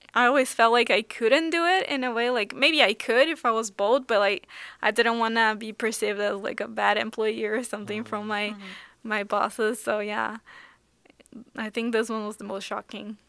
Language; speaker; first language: English; non-native, fluent; Portuguese